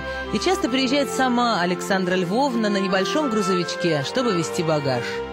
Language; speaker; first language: Russian; native; Russian